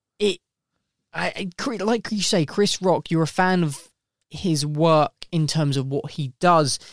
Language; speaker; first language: English; native; English